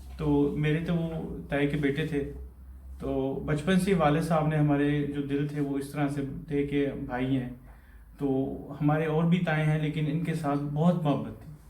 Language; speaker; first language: Urdu; native; Urdu